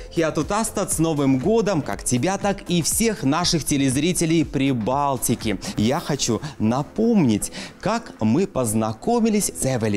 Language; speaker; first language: Russian; native; Russian